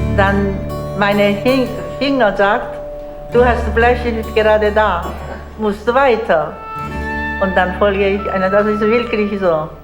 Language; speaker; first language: German; non-native, fluent; Korean